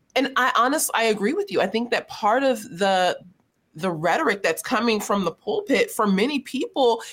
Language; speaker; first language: English; native; English